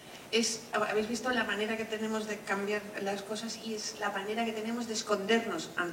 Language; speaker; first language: Spanish; native; Spanish